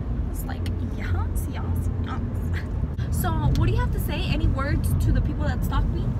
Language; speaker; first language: English; early bilingual, other home language; Spanish